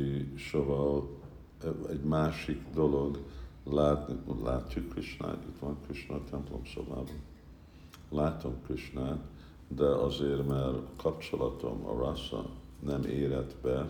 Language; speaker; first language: Hungarian; early bilingual, heritage; Hungarian